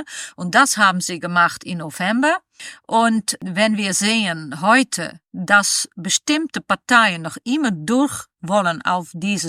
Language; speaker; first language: German; non-native, fluent; Dutch